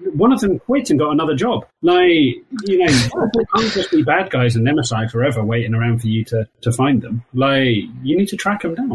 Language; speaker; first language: English; native; English